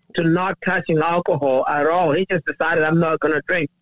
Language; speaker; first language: English; non-native, local second language; Ganda